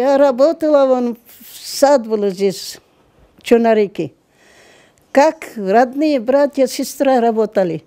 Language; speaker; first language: Russian; non-native, local second language; Turkish